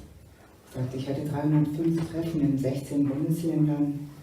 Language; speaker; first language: German; native; German